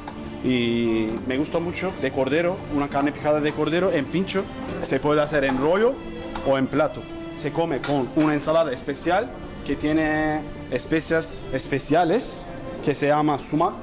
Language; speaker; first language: Spanish; non-native, learner; Turkish